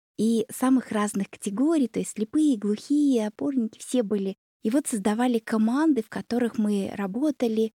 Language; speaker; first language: Russian; native; Russian